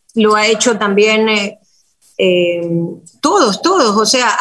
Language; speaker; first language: Spanish; native; Spanish